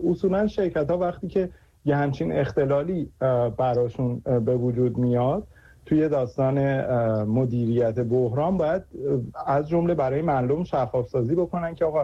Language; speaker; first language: Persian; native; Persian